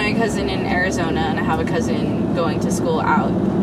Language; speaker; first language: English; native; English